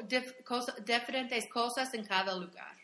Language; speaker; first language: Spanish; non-native, fluent; English